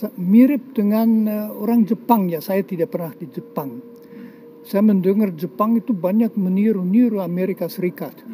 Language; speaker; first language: Indonesian; non-native, fluent; German